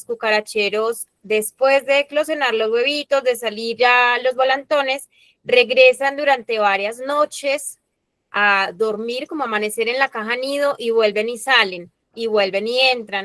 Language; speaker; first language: Spanish; native; Spanish